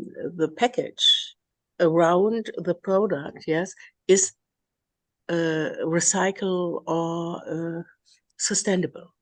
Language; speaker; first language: English; non-native, learner; German